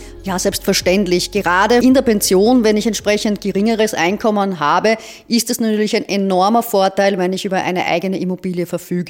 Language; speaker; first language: German; native; German